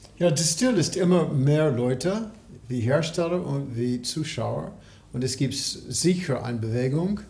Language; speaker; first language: German; non-native, learner; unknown